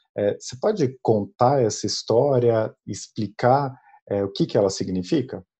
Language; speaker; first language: Portuguese; native; Portuguese